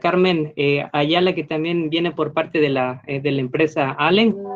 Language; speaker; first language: Spanish; native; Spanish